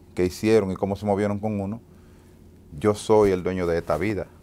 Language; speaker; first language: Spanish; native; Spanish